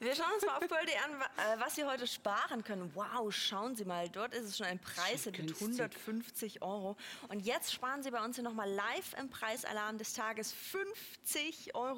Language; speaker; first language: German; native; German